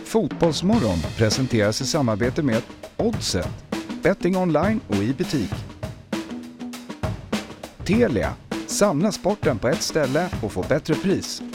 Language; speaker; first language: Swedish; native; Swedish